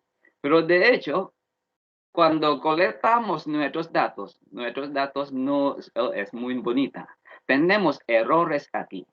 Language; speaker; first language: Spanish; non-native, learner; Vietnamese